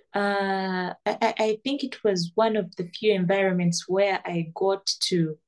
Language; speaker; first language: English; non-native, local second language; Ganda